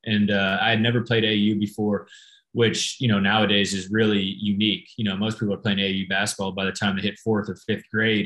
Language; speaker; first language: English; native; English